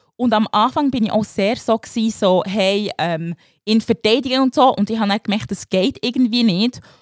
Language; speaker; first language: German; early bilingual, other home language; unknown